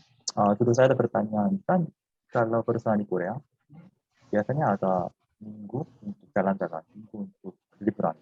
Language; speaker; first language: Indonesian; non-native, fluent; Korean